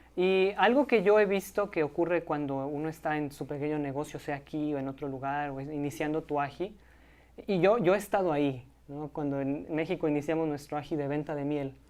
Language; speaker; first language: Spanish; native; Spanish